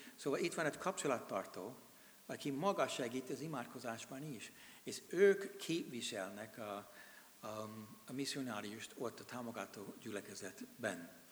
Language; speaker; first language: Hungarian; non-native, fluent; English